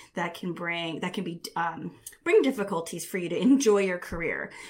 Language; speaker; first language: English; native; English